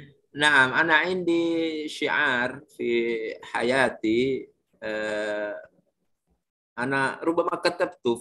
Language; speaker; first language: Arabic; non-native, fluent; Indonesian